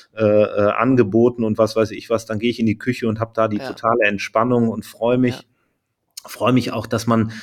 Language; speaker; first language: German; native; German